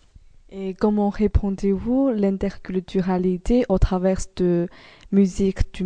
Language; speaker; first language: French; non-native, learner; Chinese